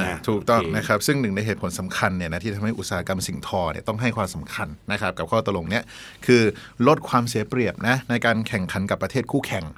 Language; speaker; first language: Thai; native; Thai